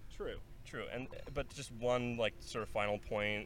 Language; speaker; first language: English; non-native, fluent; Norwegian